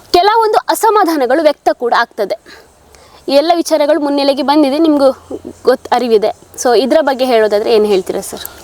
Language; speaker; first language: Kannada; native; Kannada